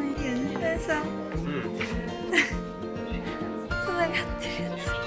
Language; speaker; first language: Japanese; native; Japanese